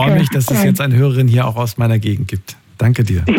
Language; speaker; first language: German; native; German